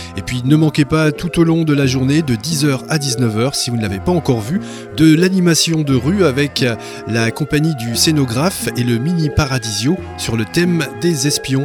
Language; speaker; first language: French; native; French